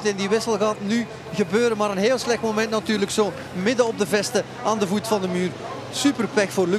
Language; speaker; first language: Dutch; native; Dutch